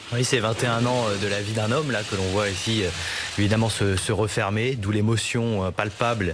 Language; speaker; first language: French; native; French